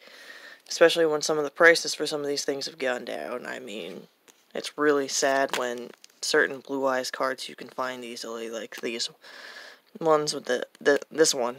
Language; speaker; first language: English; native; English